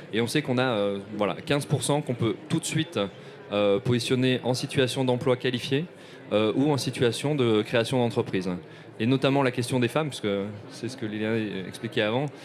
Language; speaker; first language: French; native; French